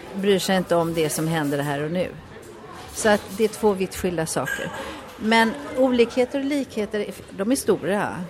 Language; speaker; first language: Swedish; native; Swedish